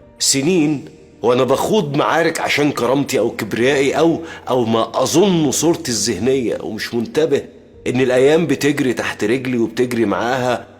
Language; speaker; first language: Arabic; native; Arabic